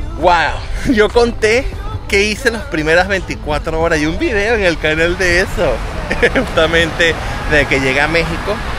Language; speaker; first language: Spanish; native; Spanish